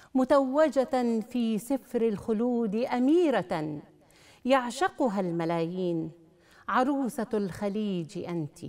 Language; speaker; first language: Arabic; native; Arabic